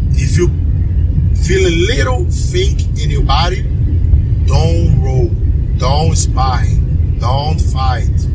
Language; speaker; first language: English; non-native, learner; Portuguese